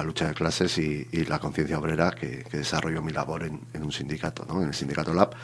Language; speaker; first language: Spanish; native; Spanish